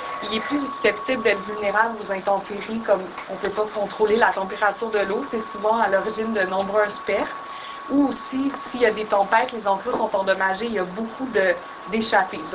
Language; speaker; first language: French; native; French